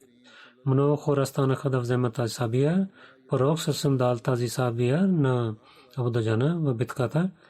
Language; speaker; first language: Bulgarian; non-native, learner; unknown